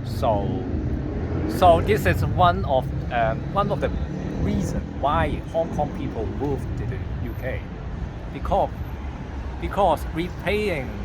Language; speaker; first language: English; non-native, learner; Cantonese